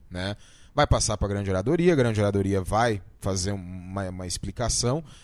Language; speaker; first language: Portuguese; native; Portuguese